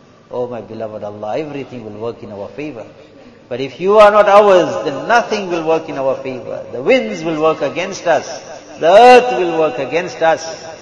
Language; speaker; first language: English; native; English